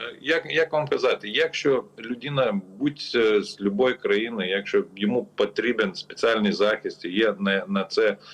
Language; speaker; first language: Ukrainian; non-native, learner; Lithuanian